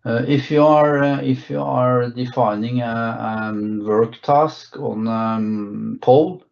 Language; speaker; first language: English; non-native, fluent; Norwegian